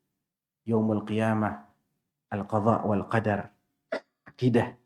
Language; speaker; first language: Arabic; non-native, fluent; Indonesian